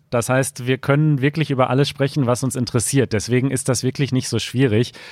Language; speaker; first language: German; native; German